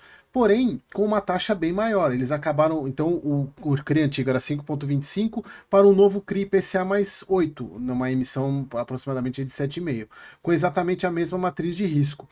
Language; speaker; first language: Portuguese; native; Portuguese